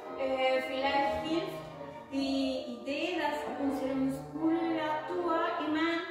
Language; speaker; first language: German; non-native, fluent; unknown